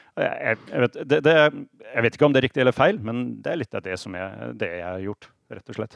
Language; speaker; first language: Norwegian; non-native, fluent; English